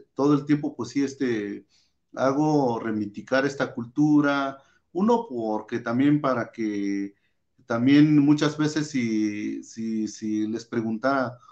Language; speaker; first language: Spanish; non-native, local second language; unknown